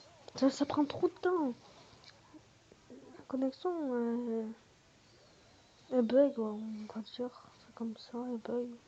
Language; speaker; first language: French; native; French